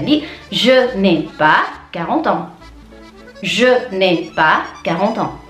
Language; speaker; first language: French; non-native, fluent; Indonesian